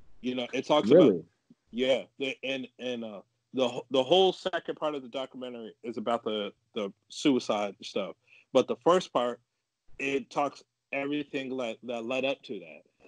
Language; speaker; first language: English; native; English